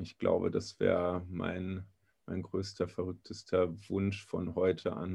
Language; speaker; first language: German; native; German